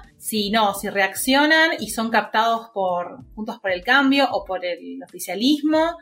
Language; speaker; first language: Spanish; native; Spanish